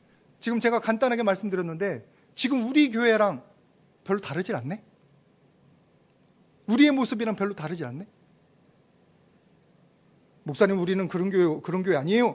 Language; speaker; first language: Korean; native; Korean